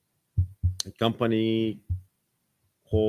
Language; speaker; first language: English; non-native, learner; Arabic